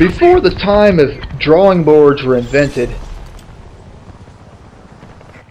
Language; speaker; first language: English; native; English